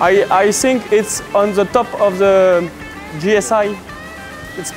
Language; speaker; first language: English; non-native, learner; French